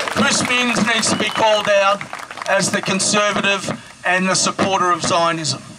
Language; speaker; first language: English; native; English